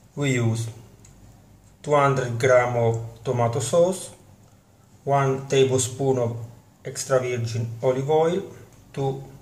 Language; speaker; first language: English; non-native, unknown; Italian